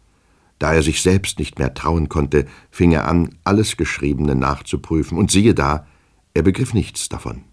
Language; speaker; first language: German; native; German